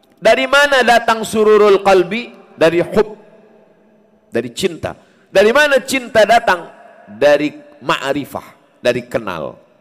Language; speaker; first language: Malay; native; Malay